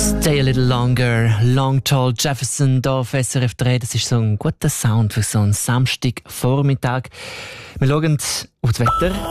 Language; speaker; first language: German; native; German